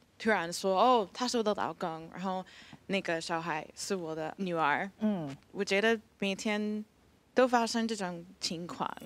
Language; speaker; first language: Chinese; early bilingual, heritage; English